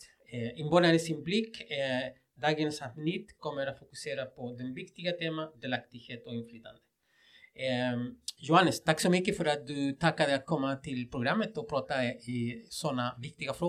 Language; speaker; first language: Swedish; non-native, fluent; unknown